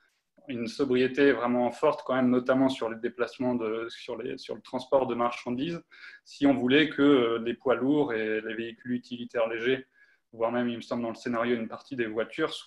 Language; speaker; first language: French; native; French